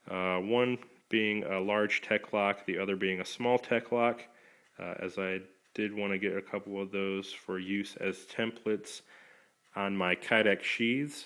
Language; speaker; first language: English; native; English